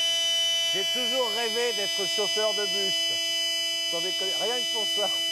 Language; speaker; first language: French; native; French